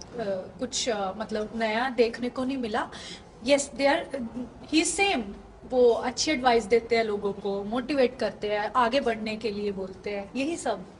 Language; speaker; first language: Hindi; non-native, local second language; Punjabi